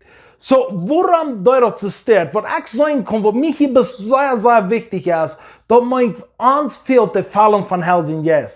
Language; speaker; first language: German; non-native, learner; English